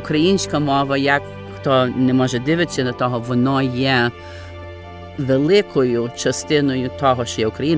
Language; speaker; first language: Ukrainian; early bilingual, heritage; Ukrainian